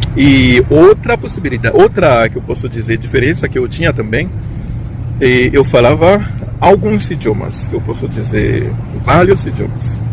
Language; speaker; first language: Portuguese; non-native, fluent; Haitian Creole